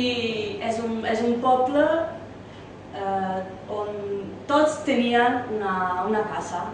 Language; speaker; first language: Catalan; non-native, learner; Italian